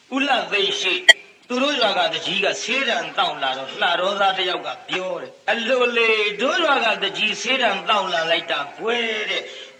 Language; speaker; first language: Burmese; native; Burmese